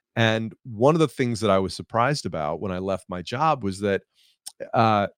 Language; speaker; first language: English; native; English